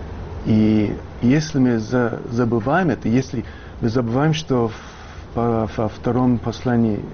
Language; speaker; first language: Russian; non-native, fluent; English